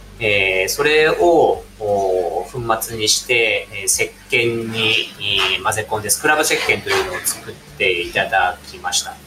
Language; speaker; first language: Japanese; native; Japanese